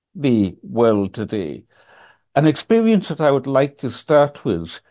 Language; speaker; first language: English; native; English